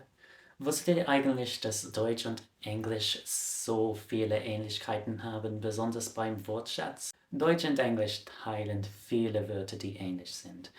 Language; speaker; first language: German; non-native, fluent; English